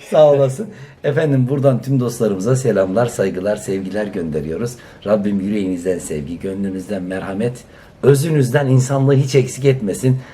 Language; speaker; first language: Turkish; native; Turkish